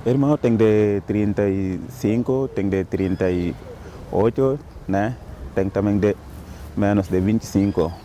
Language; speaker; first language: Portuguese; non-native, learner; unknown